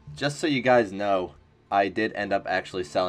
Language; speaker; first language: English; native; English